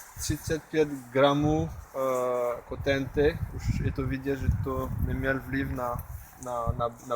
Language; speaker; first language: Czech; non-native, learner; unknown